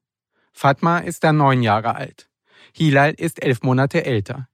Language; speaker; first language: German; native; German